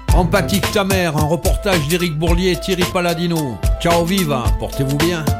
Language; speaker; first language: French; non-native, fluent; Spanish